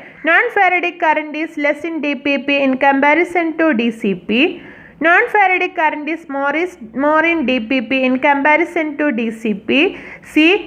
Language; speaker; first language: English; non-native, local second language; Malayalam